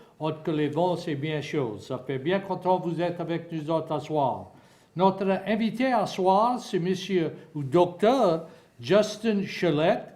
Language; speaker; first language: French; native; French